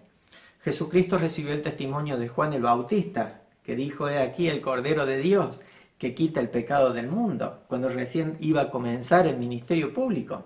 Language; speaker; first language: Spanish; native; Spanish